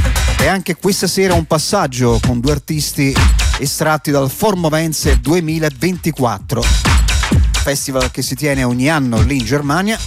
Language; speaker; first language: Italian; native; Italian